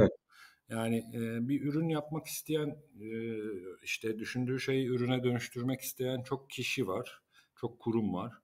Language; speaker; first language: Turkish; native; Turkish